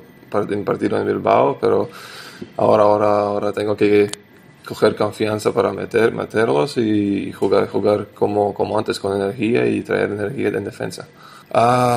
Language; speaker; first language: Spanish; non-native, learner; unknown